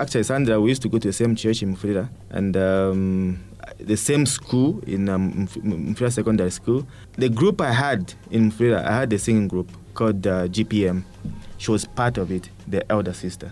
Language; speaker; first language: English; non-native, local second language; Bemba